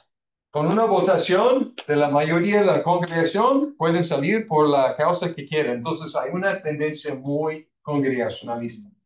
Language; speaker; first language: Spanish; non-native, fluent; English